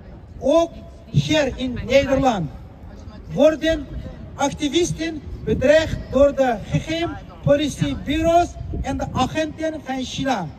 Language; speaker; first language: Dutch; non-native, fluent; Uyghur